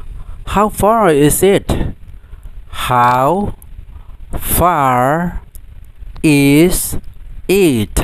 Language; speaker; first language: English; non-native, fluent; Indonesian